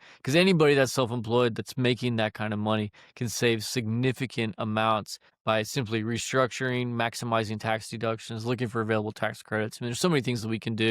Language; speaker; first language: English; native; English